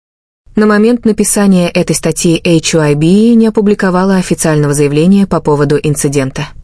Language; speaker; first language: Russian; native; Russian